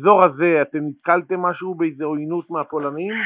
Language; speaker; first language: Hebrew; native; Hebrew